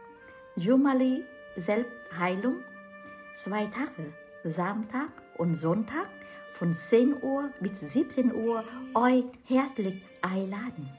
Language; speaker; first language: German; non-native, fluent; Vietnamese